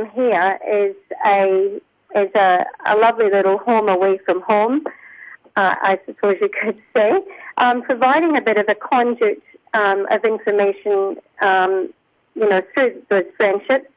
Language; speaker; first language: English; native; English